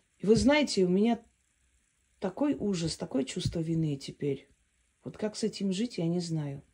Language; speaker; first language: Russian; non-native, local second language; Armenian